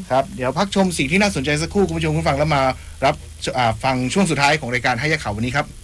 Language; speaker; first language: Thai; native; Thai